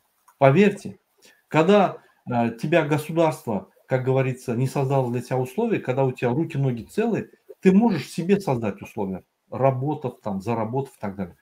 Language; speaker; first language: Russian; native; Russian